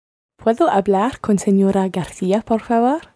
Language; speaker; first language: Spanish; non-native, learner; English